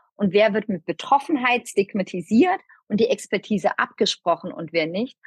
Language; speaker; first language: German; early bilingual, other home language; Turkish